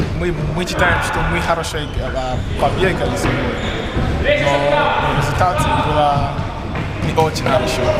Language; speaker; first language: Russian; non-native, learner; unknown